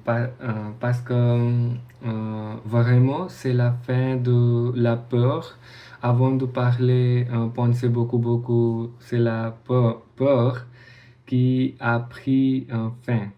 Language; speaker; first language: French; non-native, learner; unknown